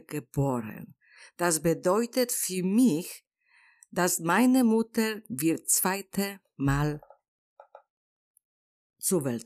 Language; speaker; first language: German; non-native, learner; Polish